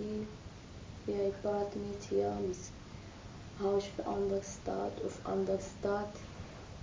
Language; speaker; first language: Dutch; non-native, learner; Arabic